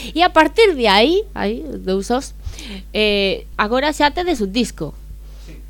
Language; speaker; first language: Galician; non-native, local second language; Spanish